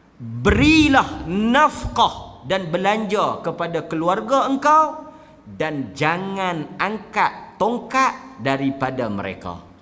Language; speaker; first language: Malay; native; Malay